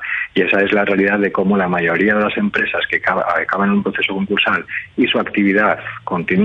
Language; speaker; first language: Spanish; native; Spanish